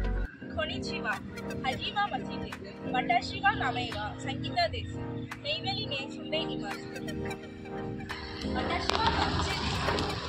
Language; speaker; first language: Japanese; non-native, learner; Tamil